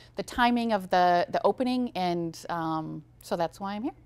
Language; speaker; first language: English; native; English